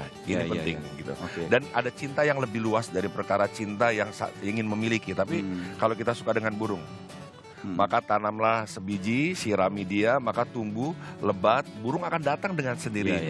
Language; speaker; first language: Malay; native; Malay